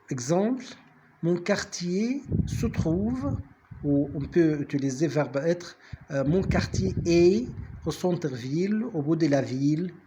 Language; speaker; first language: French; non-native, fluent; Arabic